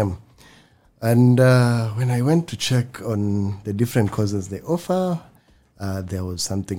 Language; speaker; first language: English; non-native, local second language; Swahili